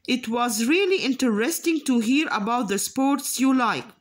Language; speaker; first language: English; non-native, fluent; Arabic